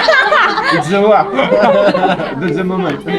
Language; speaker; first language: English; non-native, learner; French